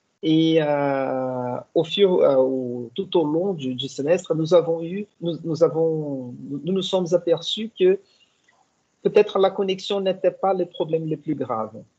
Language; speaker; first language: French; non-native, fluent; Portuguese